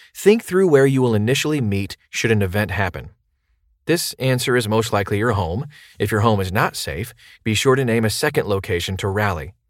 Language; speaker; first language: English; native; English